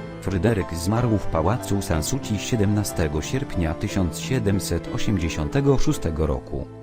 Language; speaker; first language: Polish; native; Polish